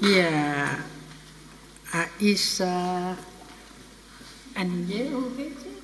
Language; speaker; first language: Dutch; non-native, fluent; Indonesian